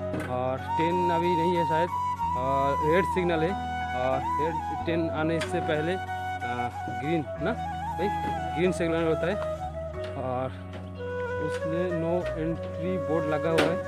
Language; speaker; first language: Hindi; non-native, local second language; Bangla